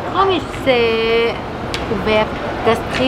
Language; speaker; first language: French; non-native, learner; Thai